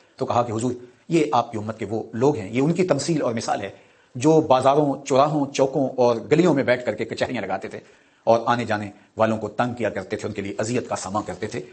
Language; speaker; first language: Urdu; non-native, local second language; Punjabi